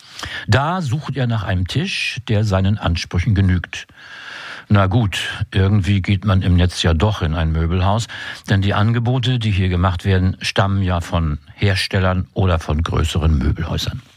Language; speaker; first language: German; native; German